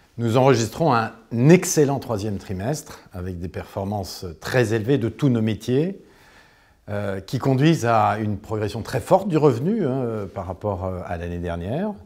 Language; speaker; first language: French; native; French